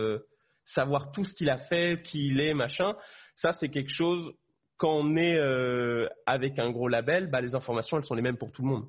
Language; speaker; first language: French; native; French